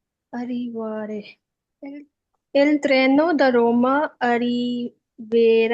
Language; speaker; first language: Italian; non-native, learner; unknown